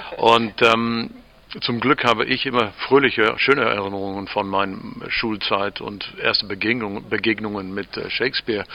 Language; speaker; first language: German; non-native, fluent; English